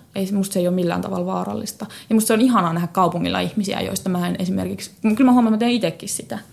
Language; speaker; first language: Finnish; native; Finnish